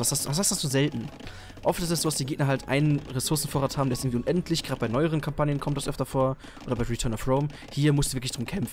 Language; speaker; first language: German; native; German